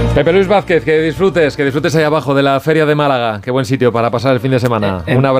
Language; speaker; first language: Spanish; native; Spanish